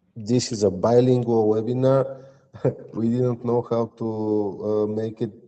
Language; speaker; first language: English; non-native, fluent; Bulgarian